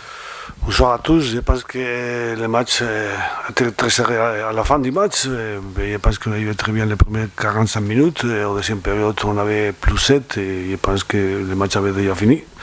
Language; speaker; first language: French; non-native, fluent; Spanish